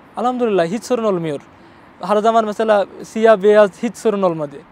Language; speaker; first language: Turkish; non-native, learner; Bangla